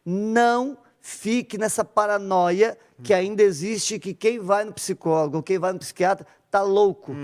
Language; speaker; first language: Portuguese; native; Portuguese